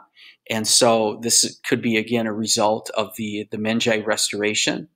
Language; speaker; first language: English; native; English